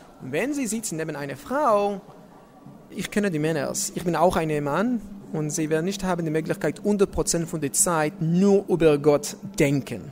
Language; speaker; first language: German; non-native, learner; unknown